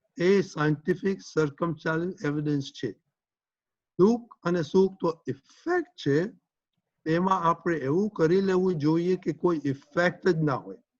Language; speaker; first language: Gujarati; early bilingual, heritage; Gujarati